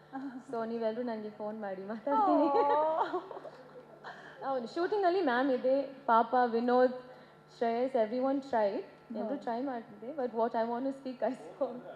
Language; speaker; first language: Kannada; non-native, learner; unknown